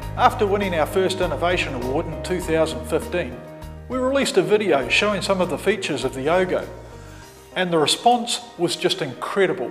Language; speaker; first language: English; native; English